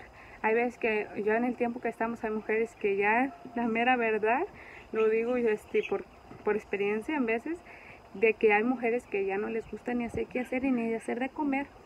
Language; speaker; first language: Spanish; native; Spanish